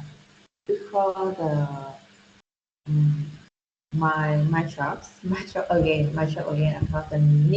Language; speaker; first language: English; non-native, learner; Vietnamese